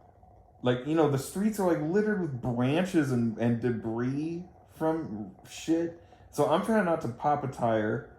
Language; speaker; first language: English; native; English